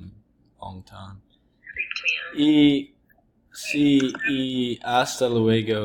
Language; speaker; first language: Spanish; non-native, learner; English